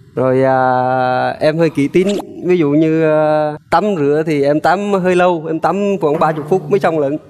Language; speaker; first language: Vietnamese; native; Vietnamese